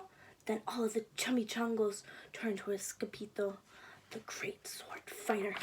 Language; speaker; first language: English; native; English